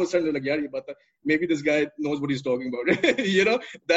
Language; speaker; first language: English; non-native, local second language; Urdu